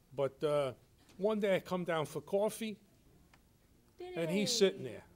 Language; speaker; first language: English; native; English